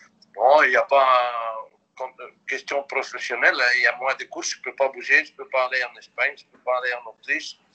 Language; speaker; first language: French; non-native, local second language; Dutch